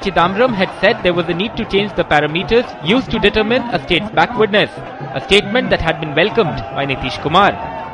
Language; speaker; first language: English; non-native, local second language; Hindi